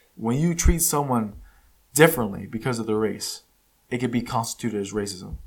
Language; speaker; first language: English; early bilingual, other home language; Spanish